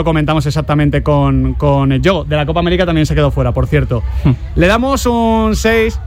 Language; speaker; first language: Spanish; native; Spanish